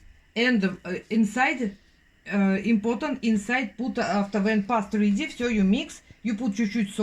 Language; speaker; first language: English; non-native, learner; Russian